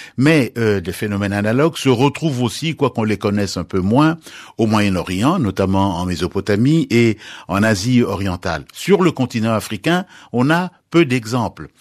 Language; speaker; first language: French; non-native, local second language; Lingala